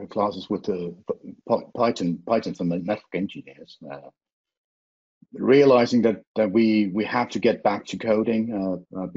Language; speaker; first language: English; non-native, fluent; Faroese